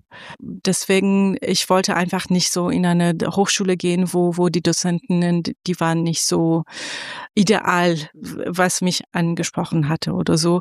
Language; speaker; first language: German; non-native, fluent; Persian